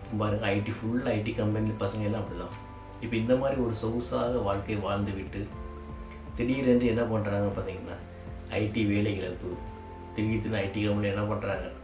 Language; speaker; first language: Tamil; native; Tamil